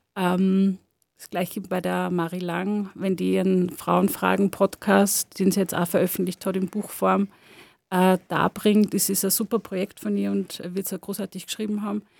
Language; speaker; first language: German; native; German